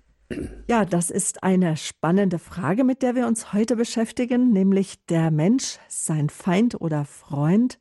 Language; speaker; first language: German; native; German